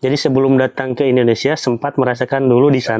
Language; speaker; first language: Indonesian; native; Indonesian